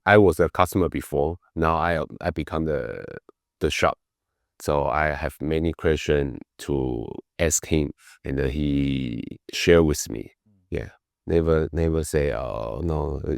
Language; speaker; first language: English; non-native, learner; Chinese